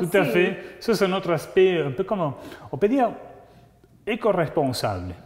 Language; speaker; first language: French; non-native, fluent; Spanish